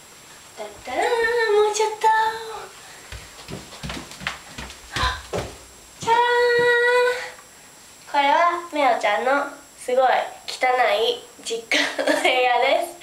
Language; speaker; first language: Japanese; early bilingual, heritage; Japanese